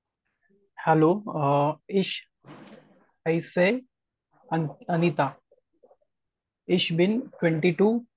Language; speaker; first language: German; non-native, learner; Marathi